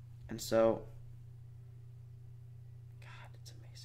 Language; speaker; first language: English; native; English